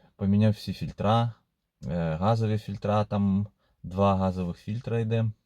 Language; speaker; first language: Ukrainian; non-native, local second language; Russian